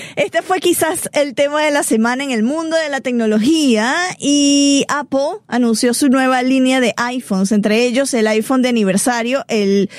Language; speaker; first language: Spanish; native; Spanish